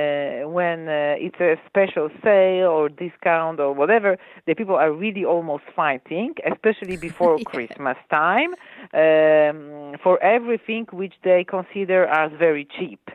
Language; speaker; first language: English; non-native, fluent; Polish